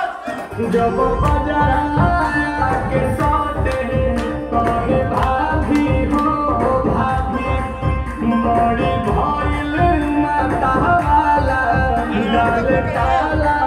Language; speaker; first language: Hindi; native; Hindi